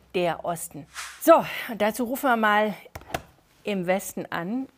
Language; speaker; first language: German; native; German